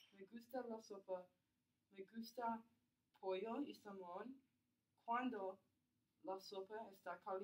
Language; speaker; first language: Spanish; non-native, learner; English